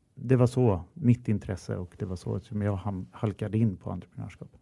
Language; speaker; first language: Swedish; native; Swedish